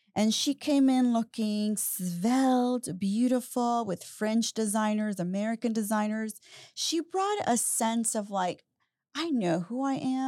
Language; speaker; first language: English; native; English